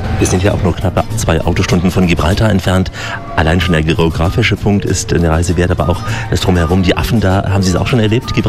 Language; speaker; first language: German; native; German